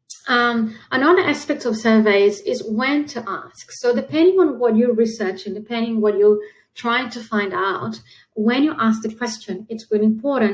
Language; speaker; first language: English; non-native, fluent; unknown